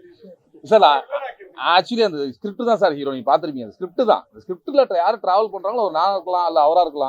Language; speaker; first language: Tamil; native; Tamil